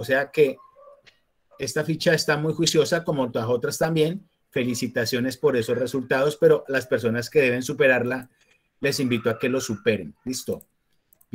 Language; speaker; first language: Spanish; native; Spanish